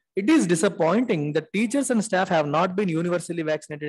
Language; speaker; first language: English; non-native, local second language; Telugu